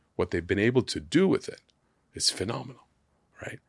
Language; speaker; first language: English; non-native, local second language; Sindhi